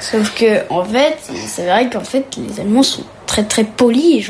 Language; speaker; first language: French; early bilingual, heritage; French